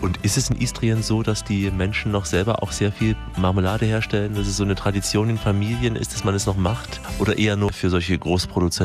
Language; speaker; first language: German; native; German